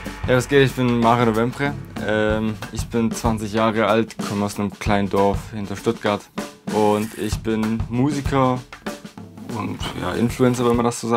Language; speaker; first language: German; native; German